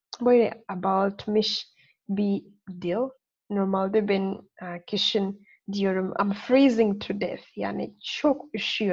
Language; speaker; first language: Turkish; non-native, fluent; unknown